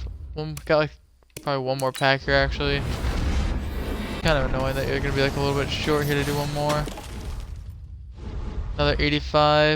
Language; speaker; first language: English; native; English